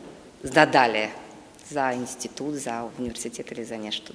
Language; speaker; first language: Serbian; non-native, learner; Russian